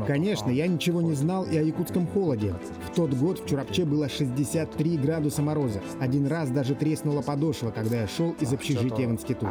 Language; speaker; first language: Russian; non-native, fluent; Mongolian